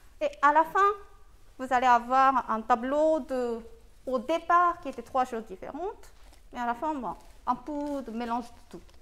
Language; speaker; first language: French; non-native, fluent; Japanese